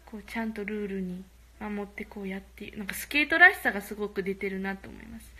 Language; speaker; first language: Japanese; early bilingual, other home language; Korean